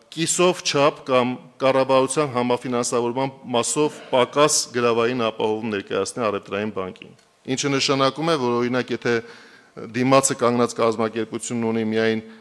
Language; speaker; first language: Armenian; native; Armenian